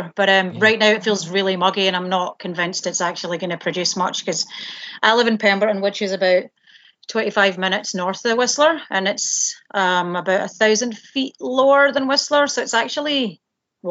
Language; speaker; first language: English; native; English